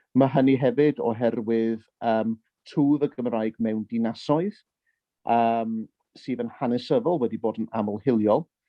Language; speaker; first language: Welsh; early bilingual, heritage; Welsh